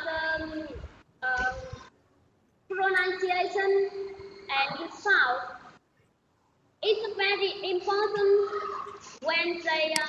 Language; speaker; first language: English; non-native, learner; Vietnamese